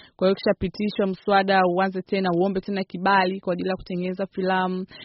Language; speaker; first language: Swahili; native; Swahili